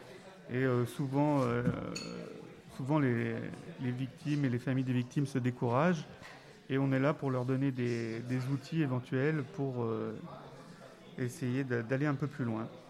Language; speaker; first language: French; native; French